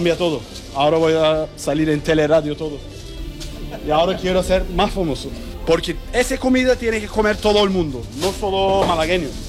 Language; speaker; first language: Spanish; non-native, learner; Turkish